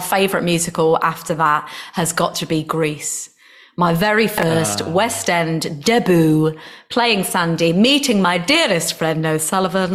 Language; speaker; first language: English; native; English